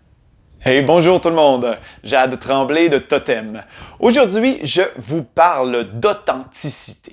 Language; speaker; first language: French; native; French